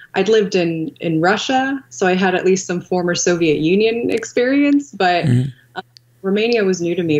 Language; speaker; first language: English; native; English